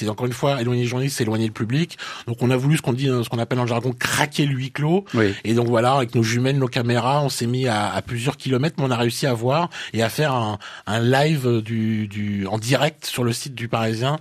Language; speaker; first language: French; native; French